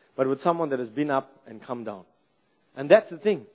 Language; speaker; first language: English; native; English